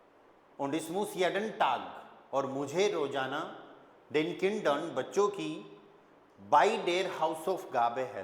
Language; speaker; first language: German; non-native, fluent; Hindi